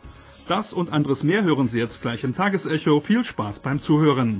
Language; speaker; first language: German; native; German